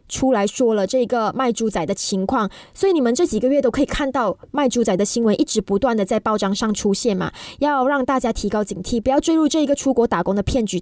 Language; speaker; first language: Chinese; native; Chinese